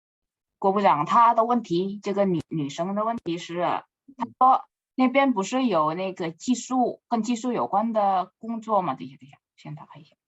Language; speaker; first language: Chinese; non-native, fluent; Indonesian